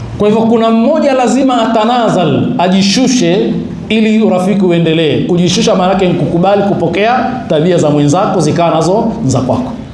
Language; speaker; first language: Swahili; native; Swahili